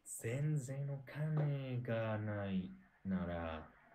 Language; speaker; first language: Japanese; non-native, learner; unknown